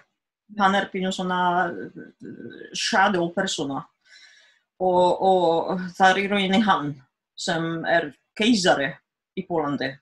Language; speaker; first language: Icelandic; non-native, fluent; Polish